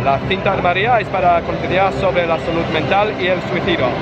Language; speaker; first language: Spanish; non-native, learner; English